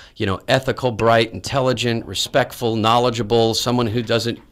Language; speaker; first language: English; native; English